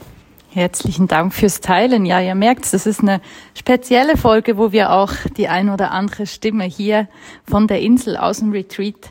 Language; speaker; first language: German; native; German